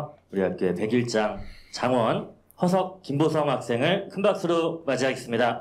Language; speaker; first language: Korean; native; Korean